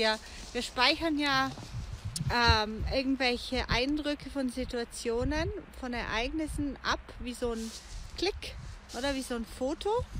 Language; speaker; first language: German; native; German